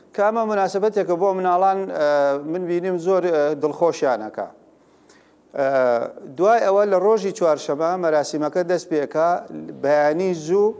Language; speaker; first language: Central Kurdish; non-native, local second language; Gurani